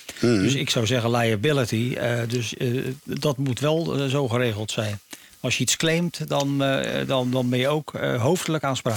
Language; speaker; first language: Dutch; native; Dutch